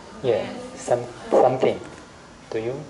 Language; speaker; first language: English; non-native, learner; Chinese